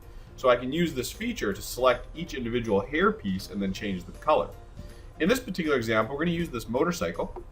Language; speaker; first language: English; native; English